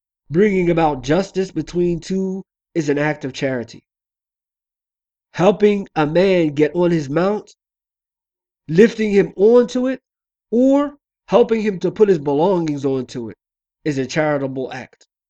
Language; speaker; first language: English; native; English